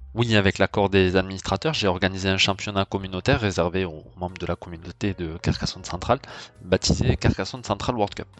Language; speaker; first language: French; native; French